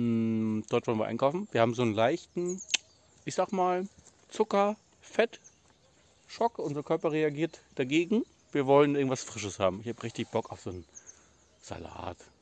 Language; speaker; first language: German; native; German